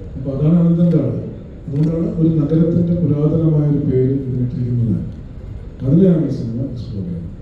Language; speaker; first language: Malayalam; native; Malayalam